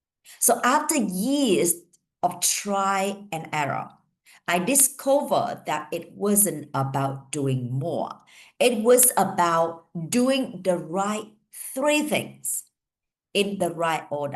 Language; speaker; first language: English; non-native, fluent; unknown